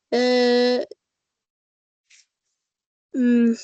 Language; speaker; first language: French; non-native, learner; Arabic